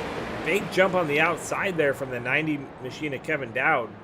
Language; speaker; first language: English; native; English